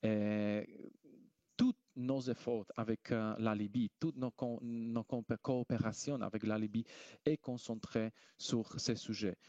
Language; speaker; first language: French; non-native, fluent; Slovak